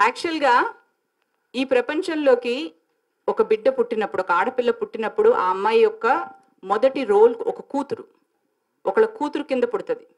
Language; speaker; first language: Telugu; native; Telugu